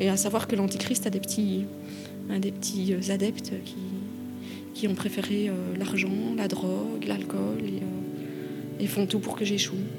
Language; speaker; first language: French; native; French